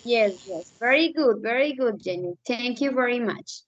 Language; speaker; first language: English; non-native, learner; Spanish